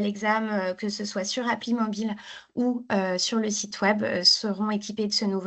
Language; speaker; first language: French; native; French